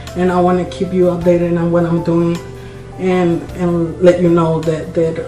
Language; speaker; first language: English; non-native, fluent; Spanish